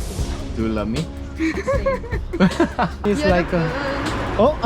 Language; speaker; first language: English; non-native, learner; Korean